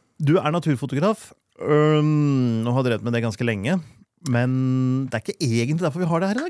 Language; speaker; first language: Norwegian; native; Norwegian